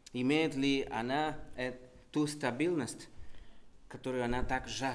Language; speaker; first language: Russian; non-native, fluent; Spanish